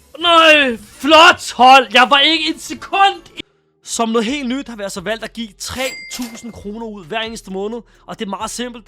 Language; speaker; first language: Danish; native; Danish